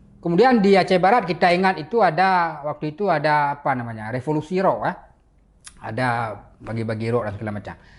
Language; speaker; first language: Malay; non-native, local second language; Achinese